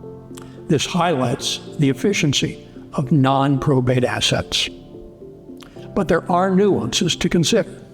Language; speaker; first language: English; native; English